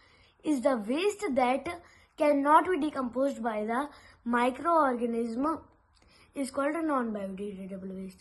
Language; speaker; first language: English; non-native, local second language; Hindi